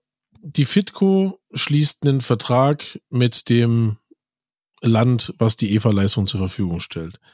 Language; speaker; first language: German; native; German